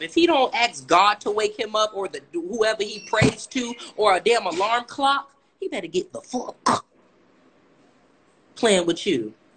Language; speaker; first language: English; native; English